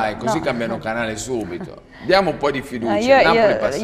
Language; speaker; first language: Italian; native; Italian